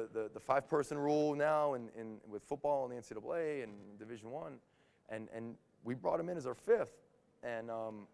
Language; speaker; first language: English; native; English